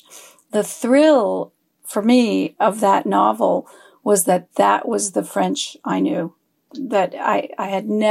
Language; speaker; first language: English; early bilingual, other home language; French